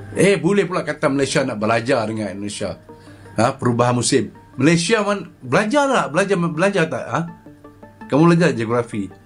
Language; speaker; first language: Malay; native; Malay